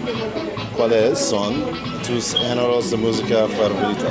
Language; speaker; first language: Spanish; non-native, learner; English